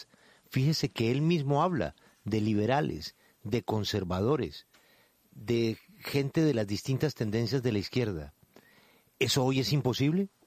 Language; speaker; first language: Spanish; native; Spanish